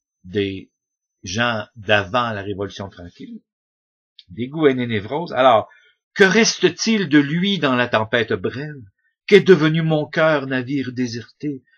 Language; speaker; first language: French; native; French